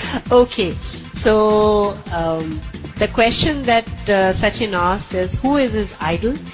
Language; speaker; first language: English; non-native, local second language; Hindi